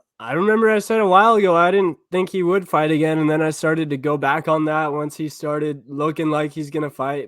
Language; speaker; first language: English; native; English